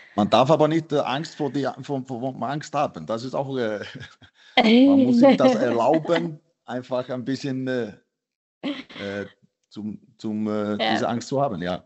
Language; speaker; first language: German; non-native, fluent; Icelandic